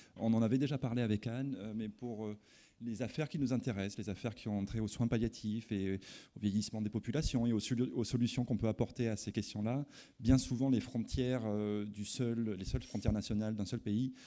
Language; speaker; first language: French; native; French